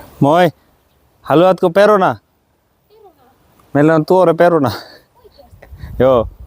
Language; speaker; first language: Finnish; non-native, learner; Bangla